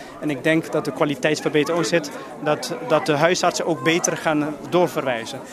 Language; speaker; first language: Dutch; non-native, local second language; Papiamento